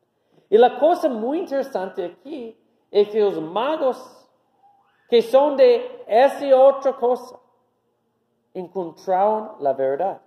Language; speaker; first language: Spanish; non-native, fluent; English